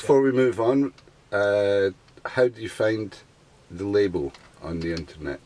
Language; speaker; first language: English; native; English